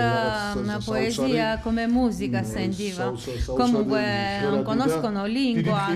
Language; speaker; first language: Italian; non-native, learner; Georgian